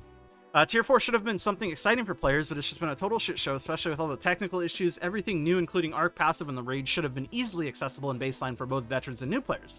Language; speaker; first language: English; native; English